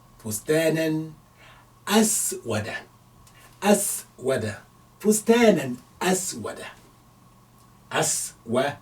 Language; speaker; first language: Arabic; non-native, fluent; English